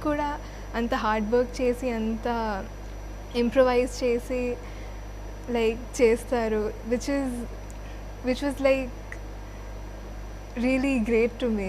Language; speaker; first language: Telugu; non-native, fluent; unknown